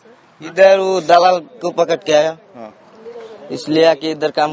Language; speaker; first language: Hindi; non-native, learner; Bangla